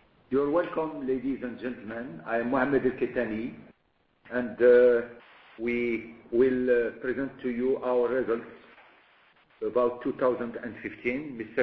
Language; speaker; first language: English; non-native, learner; Arabic